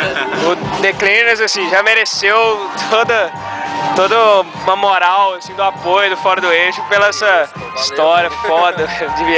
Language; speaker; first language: Portuguese; native; Portuguese